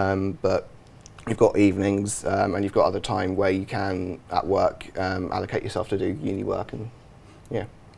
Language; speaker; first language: English; native; English